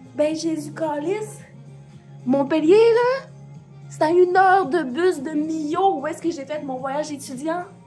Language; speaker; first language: French; native; French